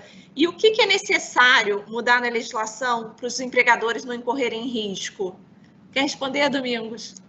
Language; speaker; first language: Portuguese; native; Portuguese